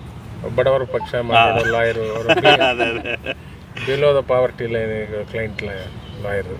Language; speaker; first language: Kannada; non-native, learner; Telugu